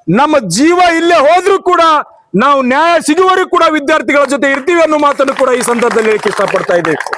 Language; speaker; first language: Kannada; non-native, local second language; Urdu